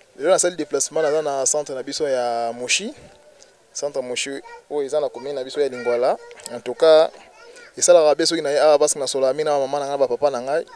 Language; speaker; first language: Lingala; native; Lingala